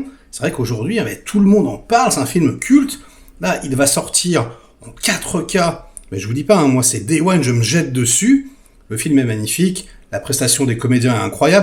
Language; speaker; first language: French; native; French